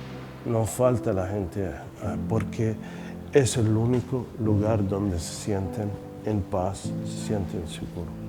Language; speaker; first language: Spanish; non-native, fluent; Arabic